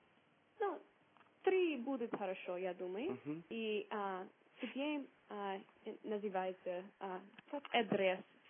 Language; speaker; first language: Russian; non-native, learner; English